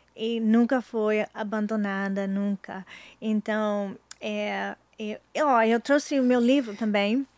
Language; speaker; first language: Portuguese; non-native, learner; English